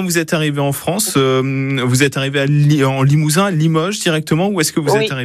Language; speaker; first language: French; native; French